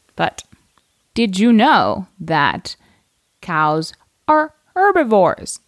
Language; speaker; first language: English; native; English